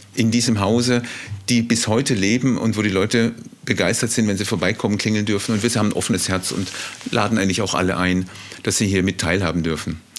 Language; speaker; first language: German; native; German